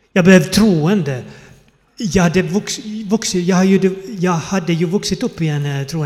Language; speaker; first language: Swedish; non-native, fluent; Finnish